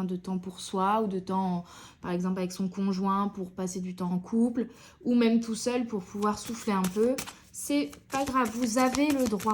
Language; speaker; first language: French; native; French